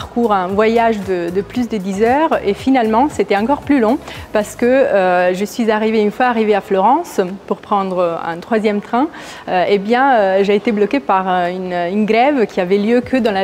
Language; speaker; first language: French; non-native, fluent; Italian